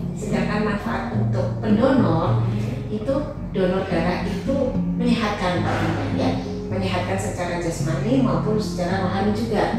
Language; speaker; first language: Indonesian; native; Indonesian